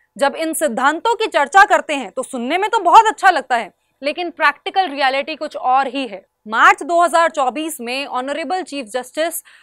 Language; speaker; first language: Hindi; native; Hindi